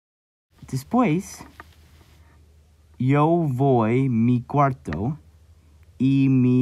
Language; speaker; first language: Spanish; non-native, learner; English